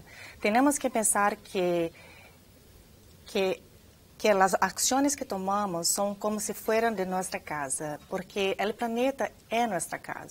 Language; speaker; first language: Spanish; non-native, fluent; Portuguese